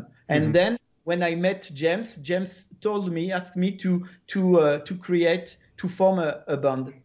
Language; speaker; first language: English; non-native, learner; French